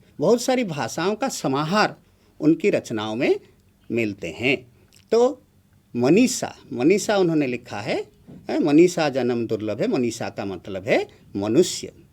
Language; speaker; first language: Hindi; non-native, local second language; Odia